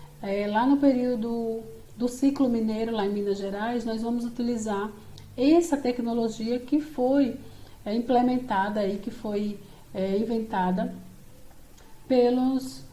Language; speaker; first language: Portuguese; native; Portuguese